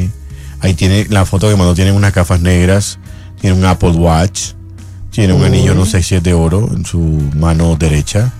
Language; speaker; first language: Spanish; native; Spanish